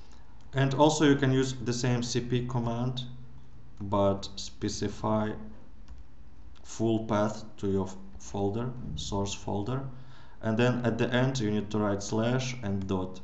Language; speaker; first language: English; non-native, fluent; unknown